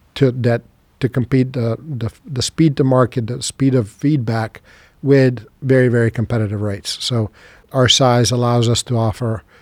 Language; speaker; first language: English; non-native, fluent; Serbian